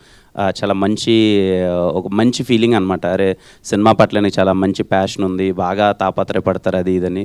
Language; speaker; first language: Telugu; native; Telugu